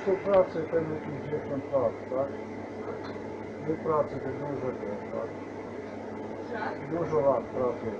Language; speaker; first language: Polish; non-native, learner; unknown